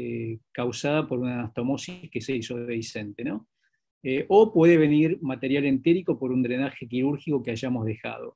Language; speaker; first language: Spanish; native; Spanish